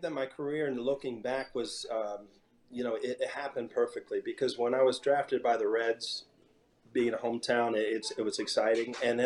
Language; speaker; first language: English; native; English